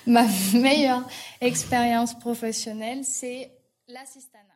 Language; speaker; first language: French; non-native, fluent; German